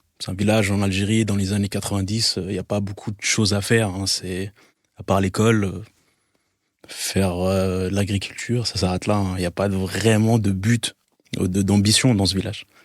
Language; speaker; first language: French; non-native, local second language; Arabic